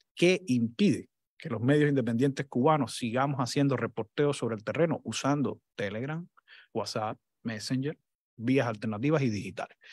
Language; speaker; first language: Spanish; native; Spanish